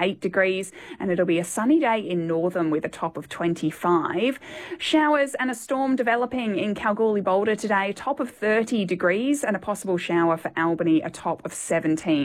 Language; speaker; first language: English; native; English